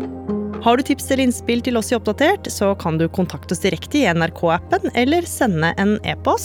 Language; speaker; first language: Norwegian; native; Norwegian